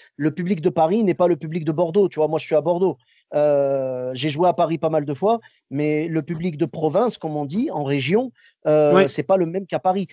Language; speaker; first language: French; early bilingual, other home language; Arabic